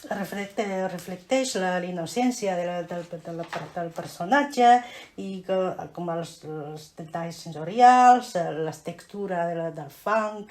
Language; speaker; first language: Catalan; non-native, fluent; Chinese